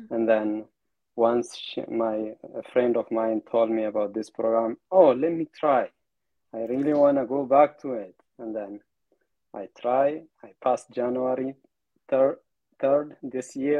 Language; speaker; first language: English; non-native, fluent; Amharic